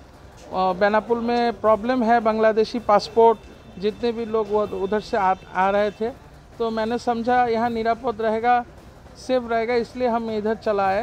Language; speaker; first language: Hindi; non-native, learner; Bangla